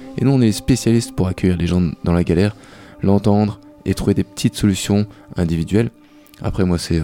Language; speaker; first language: French; native; French